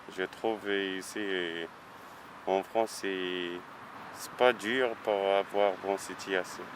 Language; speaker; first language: French; non-native, learner; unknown